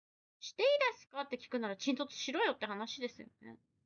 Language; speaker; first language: Japanese; native; Japanese